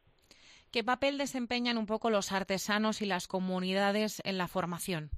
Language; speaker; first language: Spanish; native; Spanish